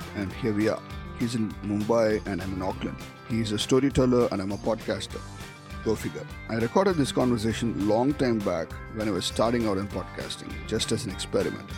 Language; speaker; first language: English; non-native, local second language; Tamil